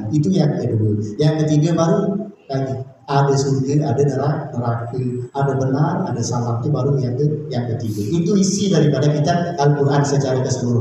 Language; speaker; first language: Indonesian; native; Indonesian